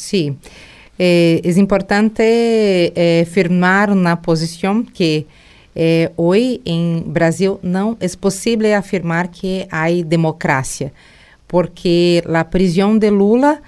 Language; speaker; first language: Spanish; non-native, learner; Portuguese